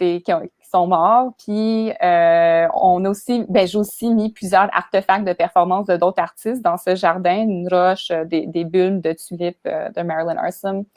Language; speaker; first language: French; native; French